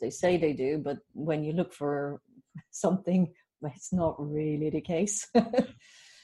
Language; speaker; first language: English; native; English